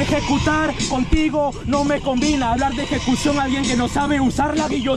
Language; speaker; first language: Spanish; native; Spanish